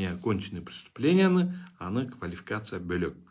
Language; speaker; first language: Russian; non-native, local second language; Kyrgyz